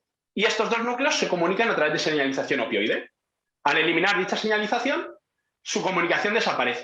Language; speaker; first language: Spanish; native; Spanish